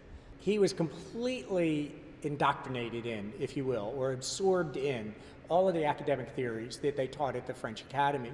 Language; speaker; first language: English; native; English